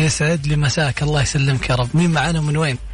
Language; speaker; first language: Arabic; native; Arabic